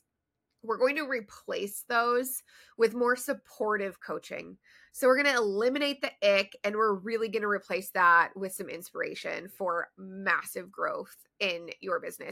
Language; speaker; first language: English; native; English